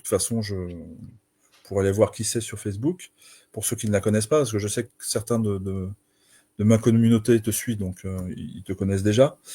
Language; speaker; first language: French; native; French